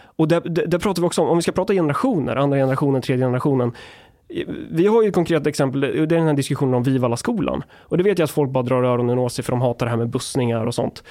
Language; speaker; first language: Swedish; native; Swedish